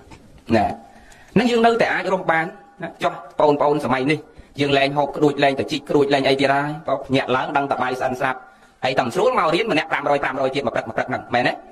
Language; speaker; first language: Khmer; native; Khmer